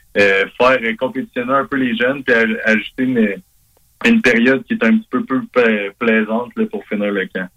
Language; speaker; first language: French; native; French